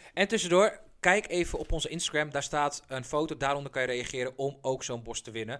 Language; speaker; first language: Dutch; early bilingual, other home language; Persian